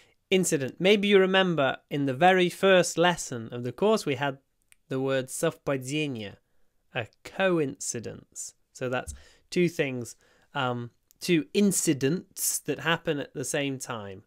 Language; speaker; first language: English; native; English